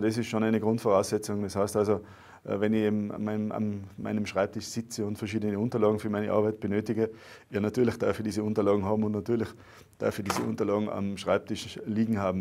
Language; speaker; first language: German; native; German